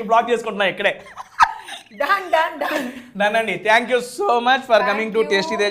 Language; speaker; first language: Telugu; native; Telugu